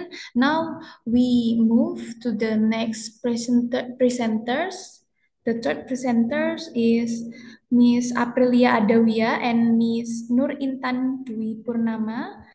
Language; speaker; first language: English; non-native, fluent; Indonesian